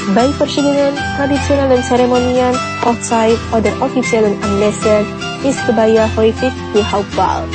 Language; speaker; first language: German; non-native, fluent; Indonesian